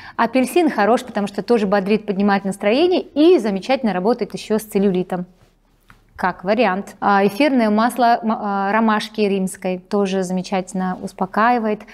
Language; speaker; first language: Russian; native; Russian